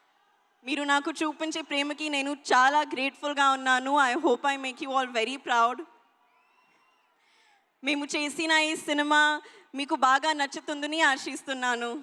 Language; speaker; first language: Telugu; non-native, learner; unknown